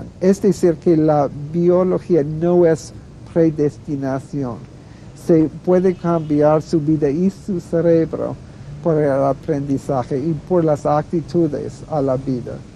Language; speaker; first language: Spanish; non-native, fluent; English